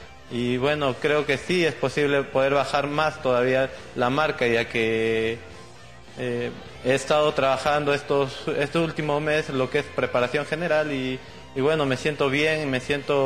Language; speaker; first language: Spanish; native; Spanish